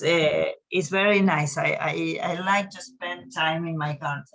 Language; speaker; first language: English; non-native, learner; Spanish